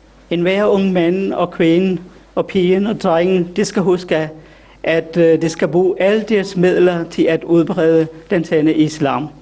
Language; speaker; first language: Danish; non-native, fluent; Urdu